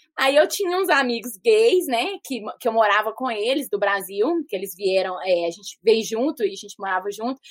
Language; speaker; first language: Portuguese; native; Portuguese